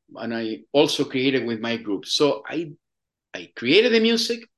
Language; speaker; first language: English; non-native, fluent; Spanish